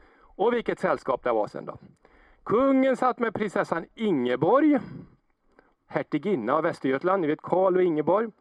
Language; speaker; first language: Swedish; native; Swedish